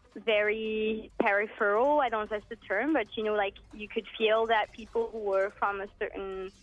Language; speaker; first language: English; early bilingual, heritage; French